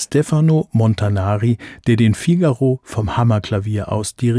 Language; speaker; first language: German; native; German